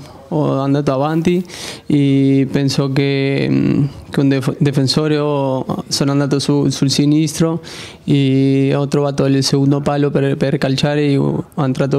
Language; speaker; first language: Italian; non-native, fluent; Spanish